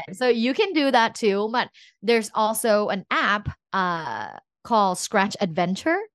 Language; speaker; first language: English; non-native, fluent; Thai